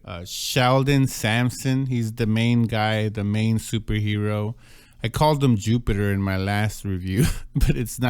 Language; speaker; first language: English; native; English